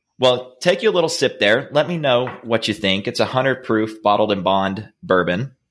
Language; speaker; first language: English; native; English